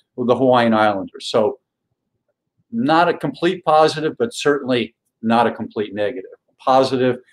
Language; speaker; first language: English; native; English